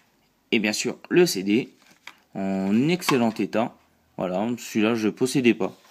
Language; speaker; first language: French; native; French